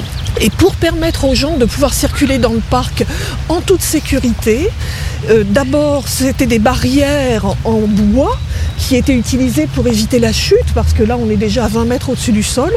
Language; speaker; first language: French; native; French